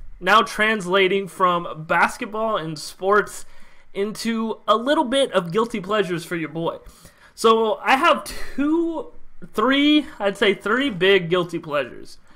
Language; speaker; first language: English; native; English